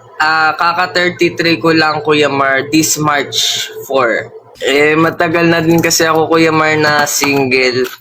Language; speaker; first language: Filipino; non-native, local second language; Pampanga